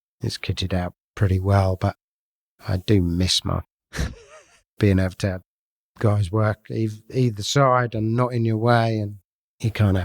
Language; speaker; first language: English; native; English